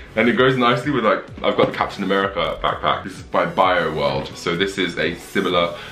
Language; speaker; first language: English; native; English